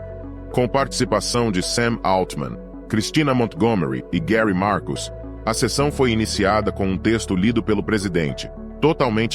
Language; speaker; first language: Portuguese; native; Portuguese